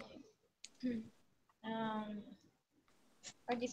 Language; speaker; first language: English; non-native, learner; Spanish